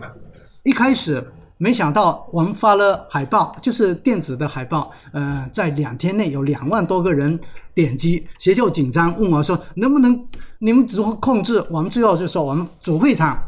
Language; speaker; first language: Chinese; native; Chinese